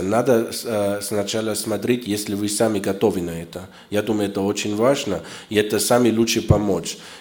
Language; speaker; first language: Russian; non-native, fluent; German